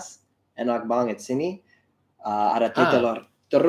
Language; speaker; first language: Indonesian; non-native, learner; English